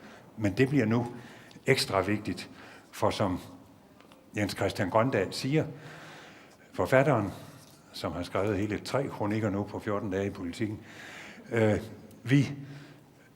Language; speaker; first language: Danish; native; Danish